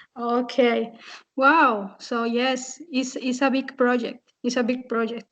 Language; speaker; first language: English; non-native, fluent; Spanish